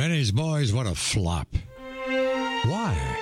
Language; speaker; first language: English; native; English